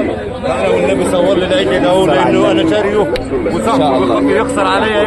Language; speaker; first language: Arabic; native; Arabic